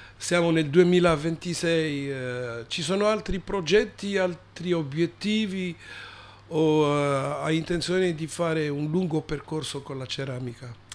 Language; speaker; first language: Italian; non-native, fluent; Arabic